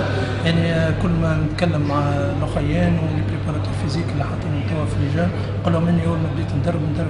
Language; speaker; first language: Arabic; native; Arabic